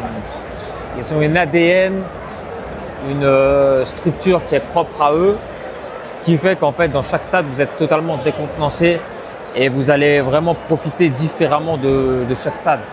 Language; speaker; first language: French; native; French